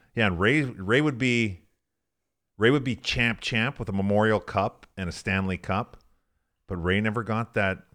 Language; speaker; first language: English; native; English